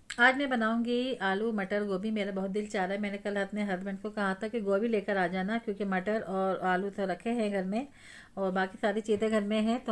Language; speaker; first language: Urdu; native; Urdu